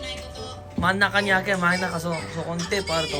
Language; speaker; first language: Japanese; non-native, fluent; Filipino